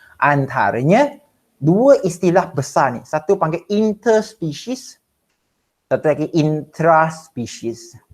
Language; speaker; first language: Malay; non-native, local second language; Chinese